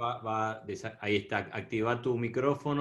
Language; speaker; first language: Spanish; native; Spanish